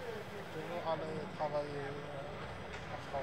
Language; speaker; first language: French; non-native, learner; Arabic